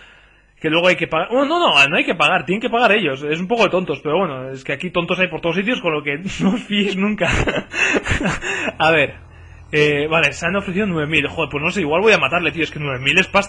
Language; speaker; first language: Spanish; native; Spanish